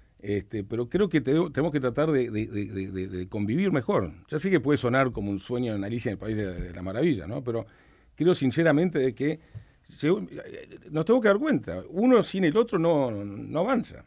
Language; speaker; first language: Spanish; native; Spanish